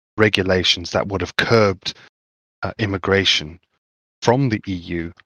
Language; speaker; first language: English; native; English